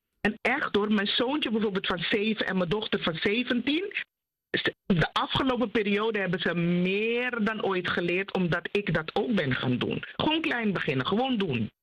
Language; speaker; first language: Dutch; non-native, local second language; Papiamento